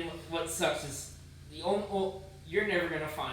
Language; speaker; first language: English; native; English